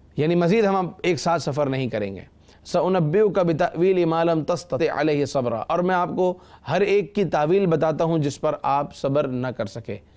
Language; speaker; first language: Urdu; native; Urdu